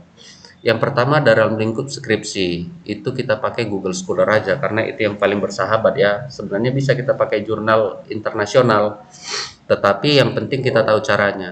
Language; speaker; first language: Indonesian; native; Indonesian